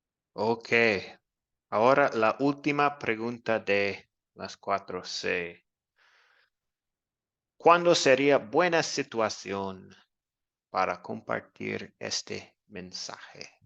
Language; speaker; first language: Spanish; non-native, fluent; English